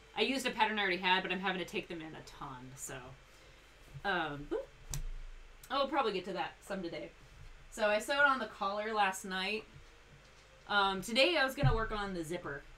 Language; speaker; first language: English; native; English